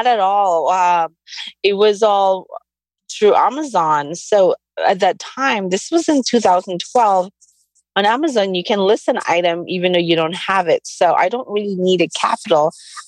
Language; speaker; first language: English; non-native, local second language; Cebuano